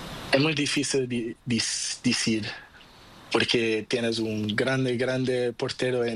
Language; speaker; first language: Spanish; non-native, learner; Portuguese